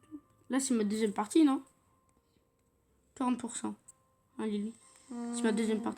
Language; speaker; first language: French; native; French